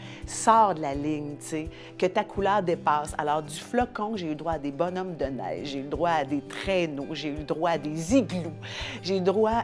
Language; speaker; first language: French; native; French